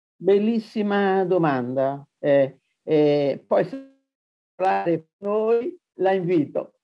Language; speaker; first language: Italian; native; Italian